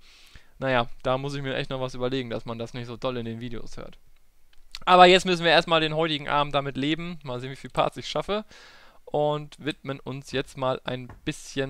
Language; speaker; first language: German; native; German